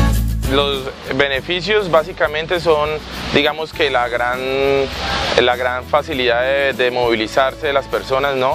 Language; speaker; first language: Spanish; native; Spanish